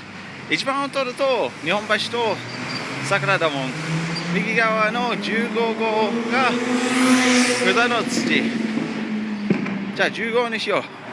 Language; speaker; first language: Japanese; non-native, learner; English